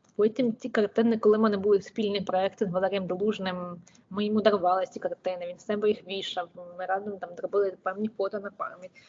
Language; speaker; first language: Ukrainian; native; Ukrainian